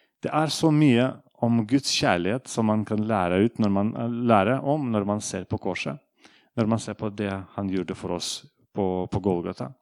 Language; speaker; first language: Norwegian; non-native, fluent; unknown